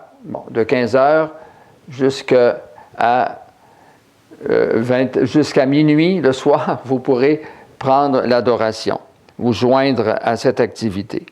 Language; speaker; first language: French; native; French